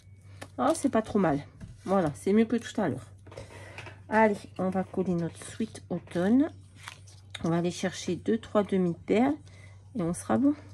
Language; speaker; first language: French; native; French